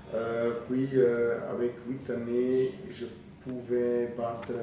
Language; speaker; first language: French; non-native, fluent; German